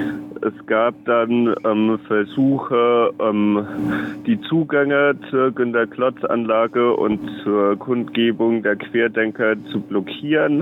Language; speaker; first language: German; native; German